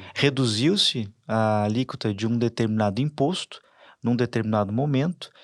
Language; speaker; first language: Portuguese; native; Portuguese